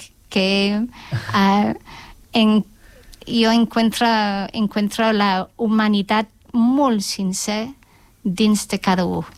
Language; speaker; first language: Catalan; non-native, fluent; English